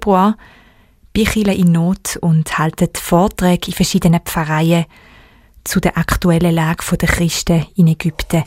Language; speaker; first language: German; native; German